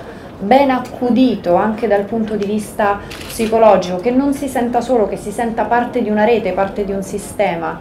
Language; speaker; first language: Italian; native; Italian